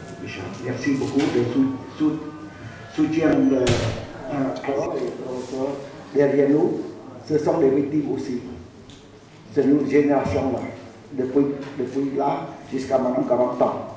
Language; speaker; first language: French; non-native, learner; Khmer